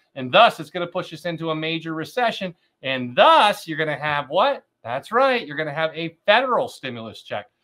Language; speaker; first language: English; native; English